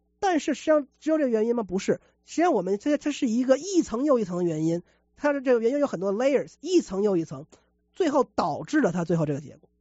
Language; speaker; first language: Chinese; native; Chinese